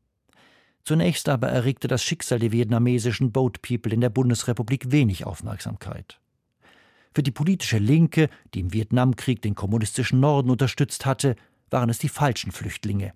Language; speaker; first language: German; native; German